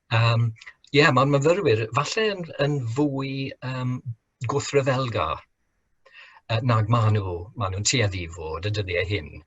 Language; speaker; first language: Welsh; non-native, fluent; English